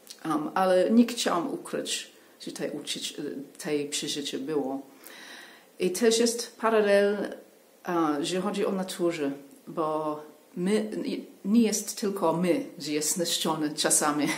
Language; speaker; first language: Polish; non-native, learner; English